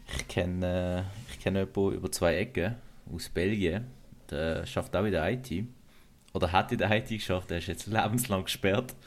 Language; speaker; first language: German; early bilingual, other home language; Kurdish